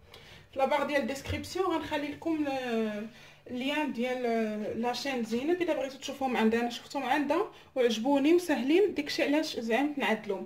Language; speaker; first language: Arabic; native; Arabic